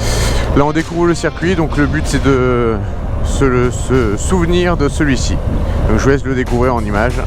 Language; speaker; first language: French; native; French